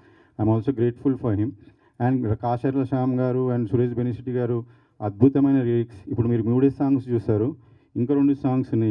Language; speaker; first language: Telugu; native; Telugu